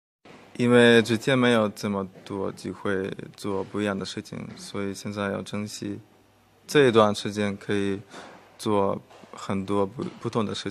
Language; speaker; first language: Chinese; non-native, fluent; Russian